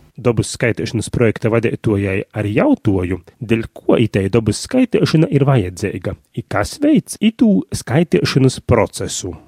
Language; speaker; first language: Latvian; native; Latvian